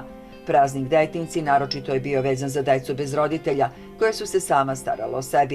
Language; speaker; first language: Serbian; native; Serbian